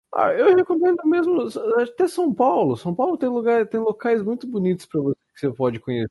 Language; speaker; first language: Portuguese; native; Portuguese